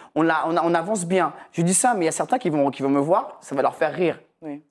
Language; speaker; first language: French; native; French